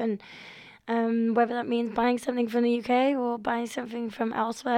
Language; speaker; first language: English; native; English